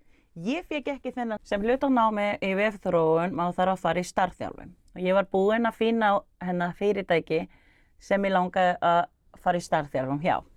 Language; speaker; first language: Icelandic; non-native, fluent; Spanish